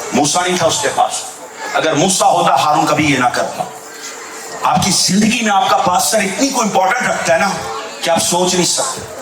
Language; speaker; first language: Urdu; non-native, local second language; Punjabi